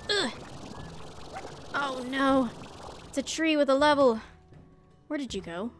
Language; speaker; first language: English; native; English